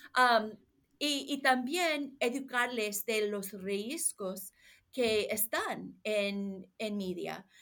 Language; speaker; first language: Spanish; non-native, learner; English